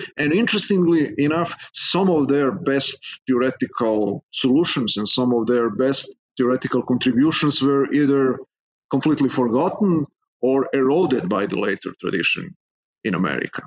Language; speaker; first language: English; non-native, fluent; Serbian